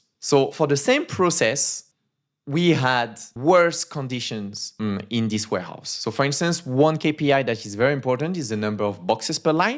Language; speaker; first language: English; non-native, fluent; French